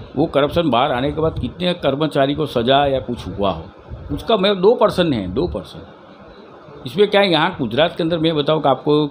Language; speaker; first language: Hindi; native; Hindi